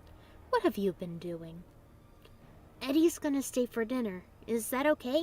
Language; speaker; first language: English; native; English